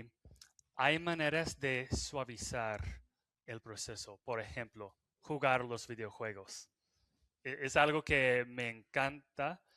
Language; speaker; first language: Spanish; non-native, fluent; English